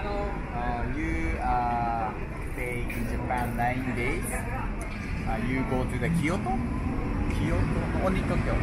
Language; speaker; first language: English; non-native, learner; Japanese